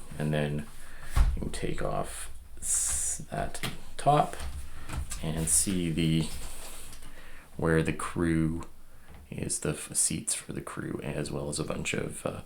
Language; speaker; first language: English; native; English